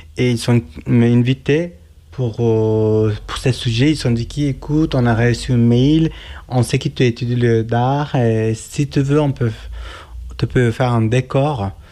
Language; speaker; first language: French; non-native, learner; Kurdish